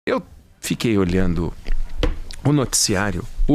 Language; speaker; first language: Portuguese; native; Portuguese